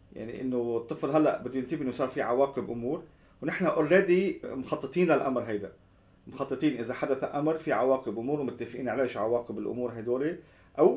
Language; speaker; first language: Arabic; native; Arabic